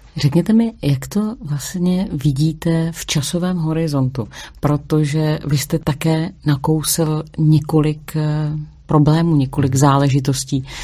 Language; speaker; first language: Czech; native; Czech